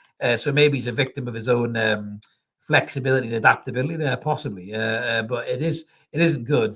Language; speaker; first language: English; native; English